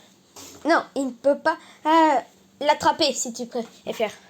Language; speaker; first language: French; native; French